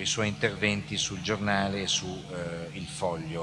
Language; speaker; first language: Italian; native; Italian